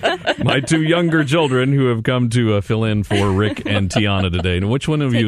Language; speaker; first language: English; native; English